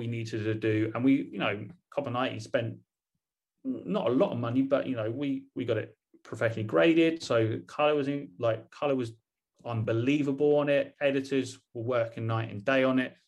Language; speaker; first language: English; native; English